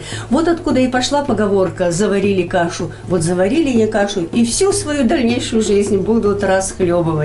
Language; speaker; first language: Russian; native; Russian